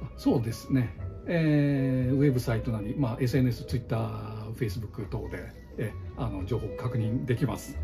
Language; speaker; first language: Japanese; native; Japanese